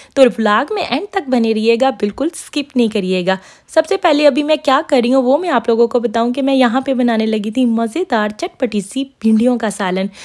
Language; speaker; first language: Urdu; non-native, local second language; Punjabi